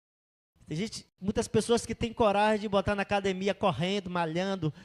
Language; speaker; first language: Portuguese; native; Portuguese